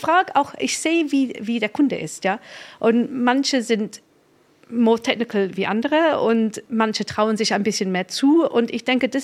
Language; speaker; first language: German; non-native, fluent; English